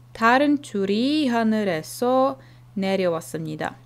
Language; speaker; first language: Korean; non-native, learner; Czech